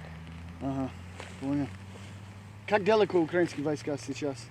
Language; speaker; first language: Russian; non-native, learner; English